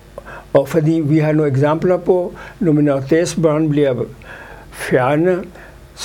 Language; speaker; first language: Danish; non-native, fluent; Urdu